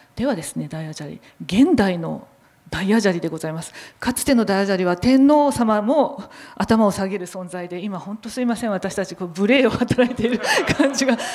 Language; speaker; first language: Japanese; native; Japanese